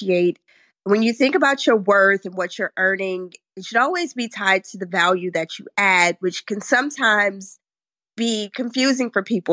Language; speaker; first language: English; native; English